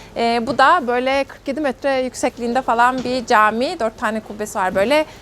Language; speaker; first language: Turkish; native; Turkish